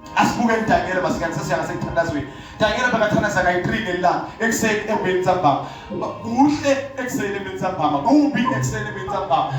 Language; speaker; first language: Zulu; non-native, local second language; Swati